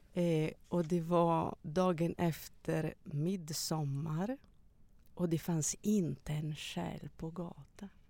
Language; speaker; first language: Swedish; non-native, fluent; Italian